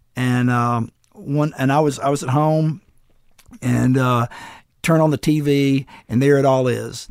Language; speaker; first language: English; native; English